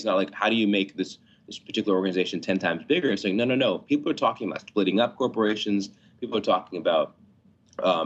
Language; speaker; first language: English; native; English